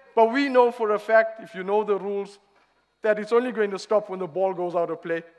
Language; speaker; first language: English; native; English